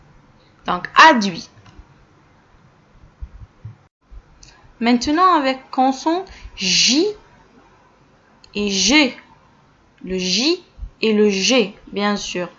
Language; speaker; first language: French; non-native, local second language; Arabic